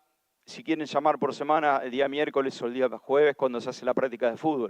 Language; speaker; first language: Spanish; native; Spanish